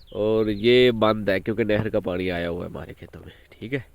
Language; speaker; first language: Urdu; non-native, local second language; Punjabi